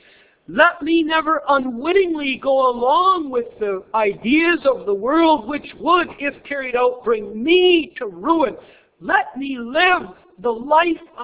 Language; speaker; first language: English; native; English